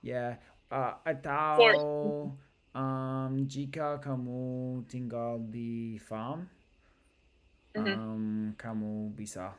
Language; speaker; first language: Indonesian; non-native, learner; English